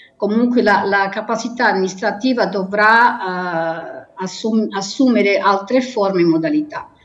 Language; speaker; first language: Italian; non-native, fluent; Portuguese